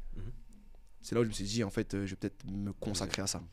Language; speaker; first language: French; native; French